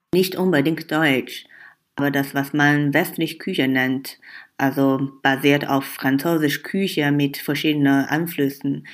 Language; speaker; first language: German; non-native, fluent; Chinese